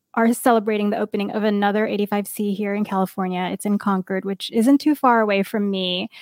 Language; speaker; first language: English; native; English